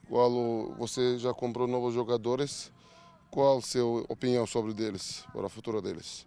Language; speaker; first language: Portuguese; non-native, learner; Turkish